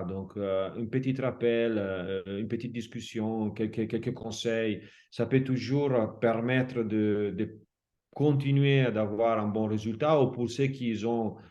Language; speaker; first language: French; non-native, fluent; Italian